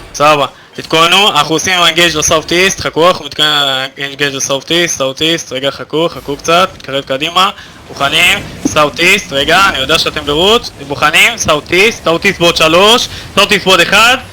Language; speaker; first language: Hebrew; native; Hebrew